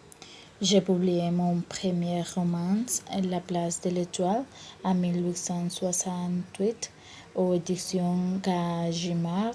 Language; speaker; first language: French; non-native, learner; Spanish